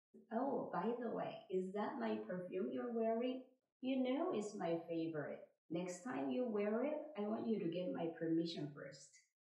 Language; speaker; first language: English; non-native, fluent; Korean